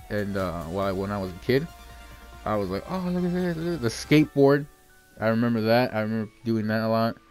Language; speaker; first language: English; native; English